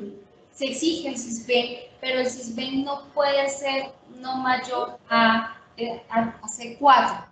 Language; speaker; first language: Spanish; native; Spanish